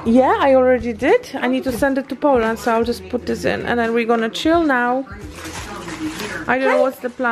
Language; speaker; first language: English; non-native, fluent; Polish